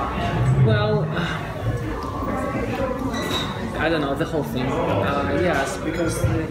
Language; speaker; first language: English; non-native, fluent; Russian